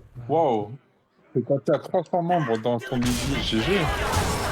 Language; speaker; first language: French; native; French